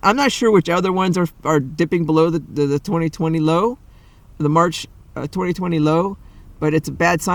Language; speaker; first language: English; native; English